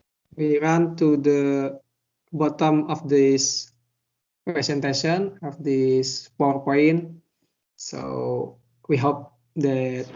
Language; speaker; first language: English; non-native, learner; Indonesian